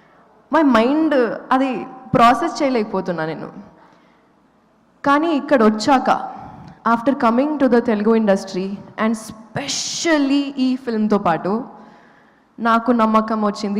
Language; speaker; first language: Telugu; non-native, local second language; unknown